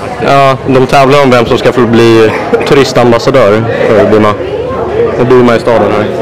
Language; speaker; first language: Swedish; native; Swedish